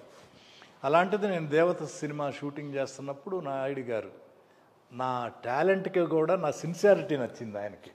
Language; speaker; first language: Telugu; native; Telugu